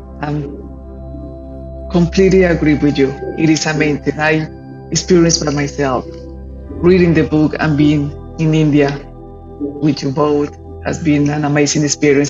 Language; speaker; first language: English; non-native, fluent; Spanish